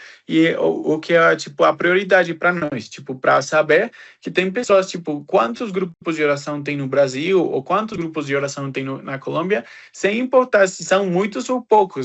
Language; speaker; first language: Portuguese; non-native, fluent; Spanish